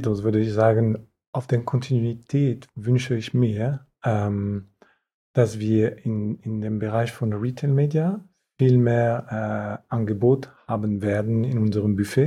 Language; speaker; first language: German; non-native, fluent; French